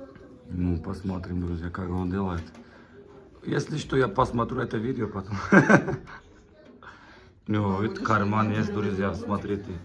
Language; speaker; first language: Russian; non-native, learner; Turkish